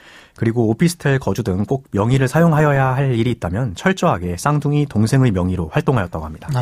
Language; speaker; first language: Korean; native; Korean